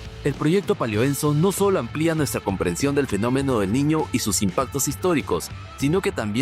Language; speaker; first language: Spanish; native; Spanish